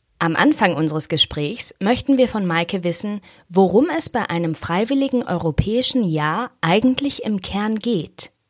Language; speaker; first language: German; native; German